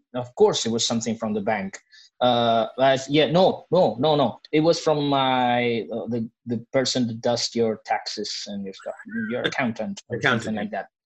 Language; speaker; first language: English; non-native, fluent; Spanish